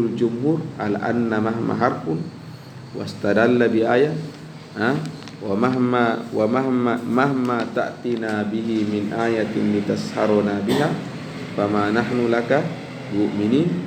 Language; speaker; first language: Arabic; non-native, fluent; Indonesian